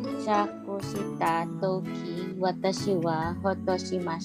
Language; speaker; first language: Japanese; non-native, learner; Filipino